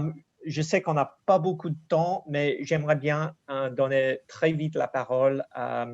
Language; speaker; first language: French; non-native, fluent; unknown